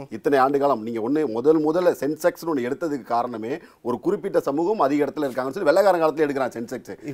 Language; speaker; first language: Tamil; native; Tamil